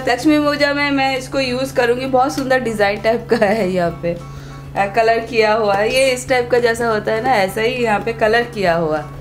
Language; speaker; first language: Hindi; non-native, local second language; Bangla